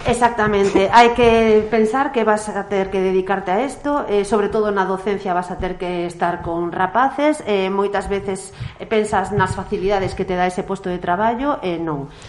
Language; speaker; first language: Galician; non-native, local second language; Spanish